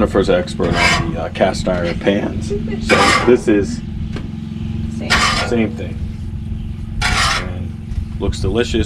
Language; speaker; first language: English; native; English